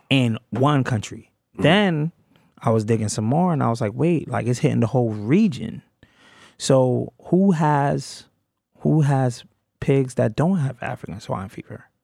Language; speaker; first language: English; native; English